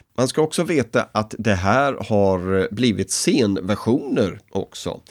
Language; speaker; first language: Swedish; native; Swedish